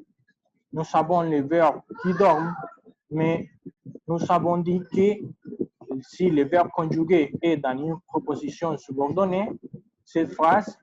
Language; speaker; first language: French; non-native, learner; Spanish